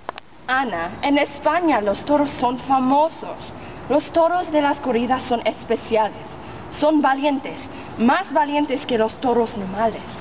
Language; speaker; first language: Spanish; non-native, learner; English